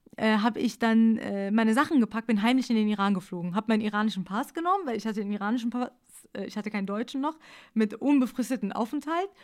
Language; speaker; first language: German; early bilingual, other home language; Persian